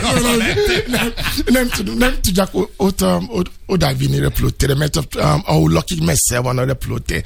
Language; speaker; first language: Hungarian; non-native, fluent; Yoruba